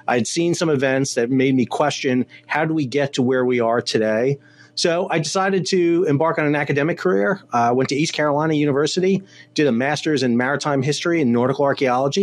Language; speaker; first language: English; native; English